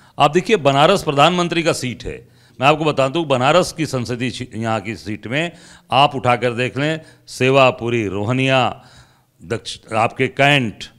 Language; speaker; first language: Hindi; native; Hindi